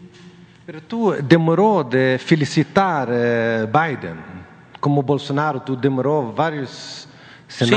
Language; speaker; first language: Spanish; non-native, learner; Swedish